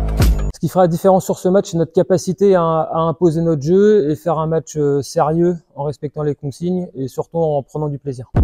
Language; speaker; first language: French; native; French